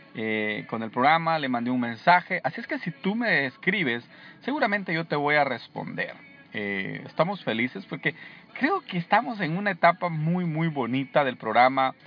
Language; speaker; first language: Spanish; native; Spanish